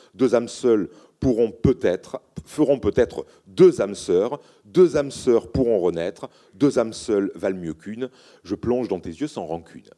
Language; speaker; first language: French; native; French